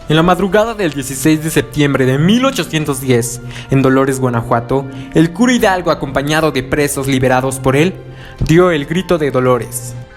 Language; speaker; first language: Spanish; native; Spanish